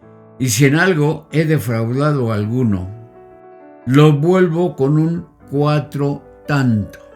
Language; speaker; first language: Spanish; native; Spanish